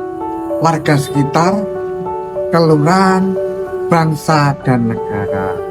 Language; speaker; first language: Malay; non-native, local second language; Javanese